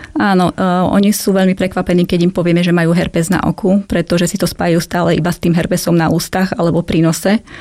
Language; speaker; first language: Slovak; native; Slovak